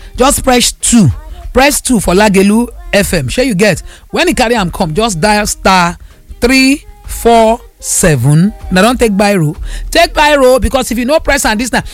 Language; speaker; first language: Nigerian Pidgin; non-native, local second language; Yoruba